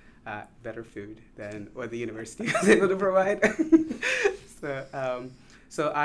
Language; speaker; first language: English; non-native, local second language; Tamil